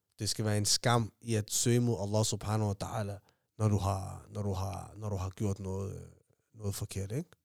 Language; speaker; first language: Danish; early bilingual, other home language; Somali